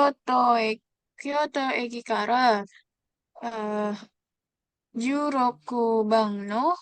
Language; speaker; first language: Japanese; non-native, learner; Indonesian